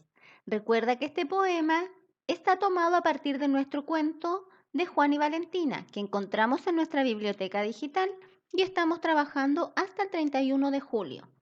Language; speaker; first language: Spanish; native; Spanish